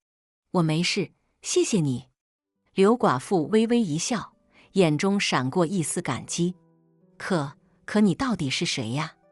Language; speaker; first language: Chinese; native; Chinese